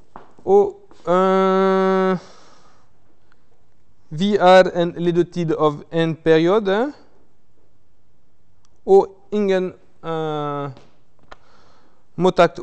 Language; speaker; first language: Norwegian; non-native, fluent; French